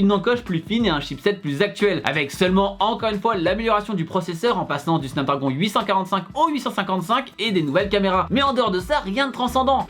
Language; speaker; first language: French; native; French